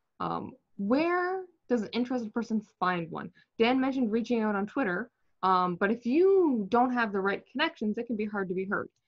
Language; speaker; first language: English; native; English